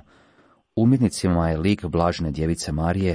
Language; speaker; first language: Croatian; native; Croatian